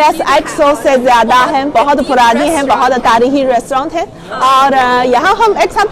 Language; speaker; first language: Hindi; non-native, learner; Chinese